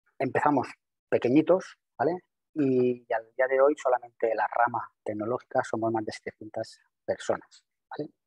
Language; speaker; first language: Spanish; non-native, local second language; Catalan